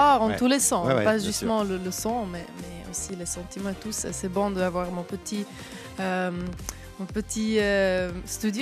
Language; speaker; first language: French; non-native, local second language; German